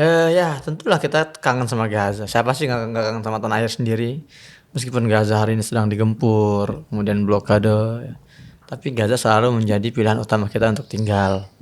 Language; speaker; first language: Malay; non-native, fluent; Arabic